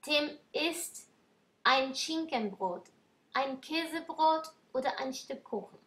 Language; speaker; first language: German; non-native, fluent; Spanish